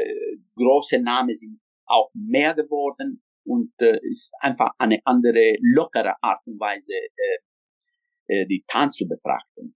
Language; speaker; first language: German; non-native, fluent; Italian